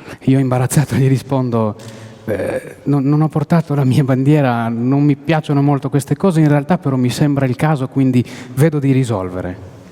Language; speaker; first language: Italian; non-native, fluent; Hebrew